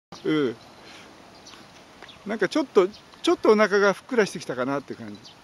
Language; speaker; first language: Japanese; native; Japanese